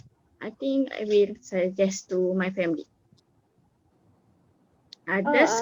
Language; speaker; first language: English; non-native, learner; Malay